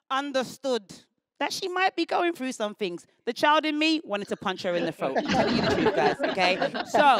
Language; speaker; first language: English; native; English